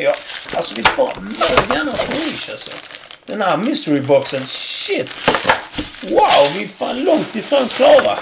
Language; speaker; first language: Swedish; native; Swedish